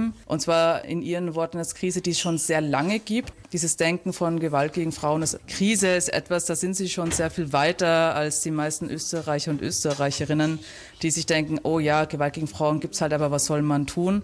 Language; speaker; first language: German; native; German